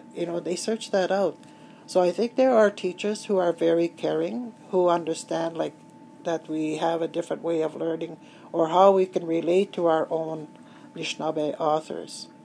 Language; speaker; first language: English; native; English